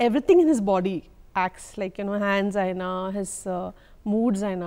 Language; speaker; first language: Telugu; non-native, local second language; Malayalam